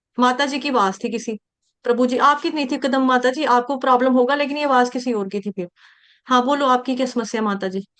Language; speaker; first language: Hindi; native; Hindi